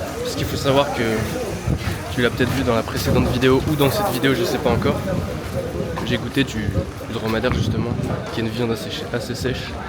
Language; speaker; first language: French; native; French